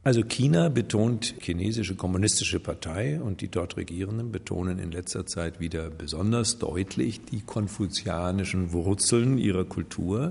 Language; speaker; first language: German; native; German